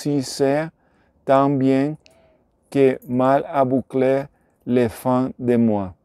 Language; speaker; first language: French; non-native, learner; Spanish